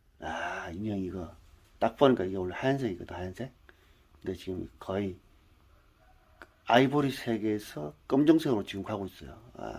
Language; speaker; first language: Korean; native; Korean